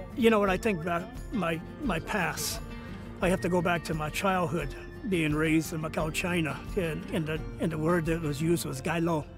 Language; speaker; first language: English; early bilingual, other home language; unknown